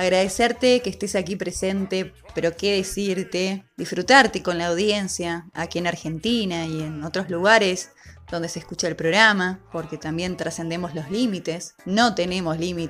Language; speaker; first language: Spanish; native; Spanish